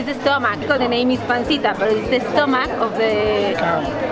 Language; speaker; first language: English; non-native, learner; Spanish